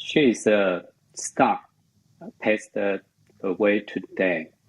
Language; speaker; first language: English; non-native, learner; Chinese